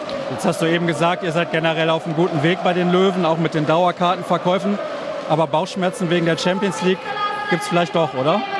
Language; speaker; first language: German; native; German